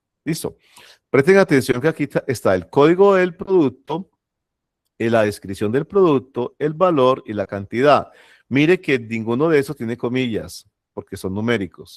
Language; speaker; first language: Spanish; native; Spanish